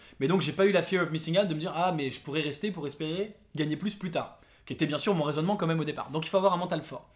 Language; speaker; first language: French; native; French